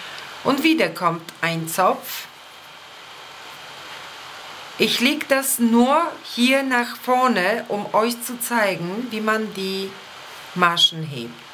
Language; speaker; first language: German; non-native, fluent; Polish